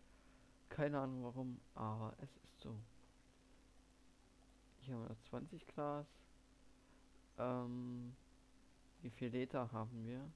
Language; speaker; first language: German; native; German